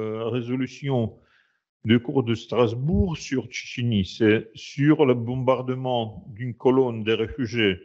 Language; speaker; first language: French; non-native, fluent; Russian